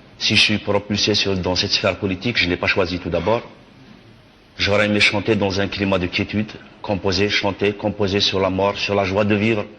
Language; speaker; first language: French; non-native, local second language; Kabyle